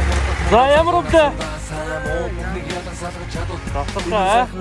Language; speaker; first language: Mongolian; native; Mongolian